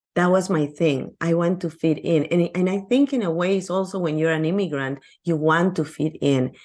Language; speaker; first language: English; non-native, fluent; Spanish